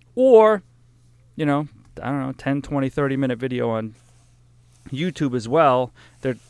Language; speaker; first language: English; native; English